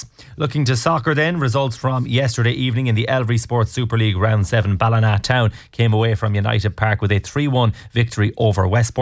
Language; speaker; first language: English; native; English